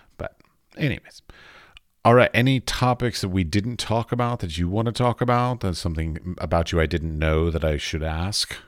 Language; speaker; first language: English; native; English